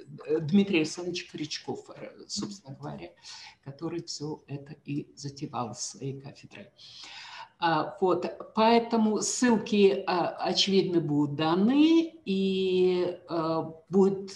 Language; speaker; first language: Russian; native; Russian